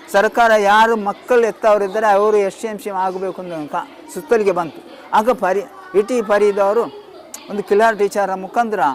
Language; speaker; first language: Kannada; non-native, local second language; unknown